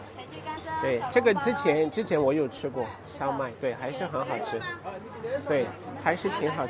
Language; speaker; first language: Chinese; non-native, fluent; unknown